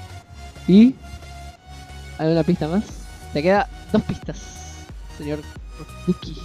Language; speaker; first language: Spanish; native; Spanish